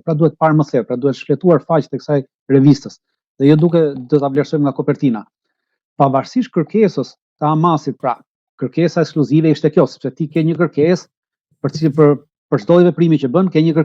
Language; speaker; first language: Albanian; native; Albanian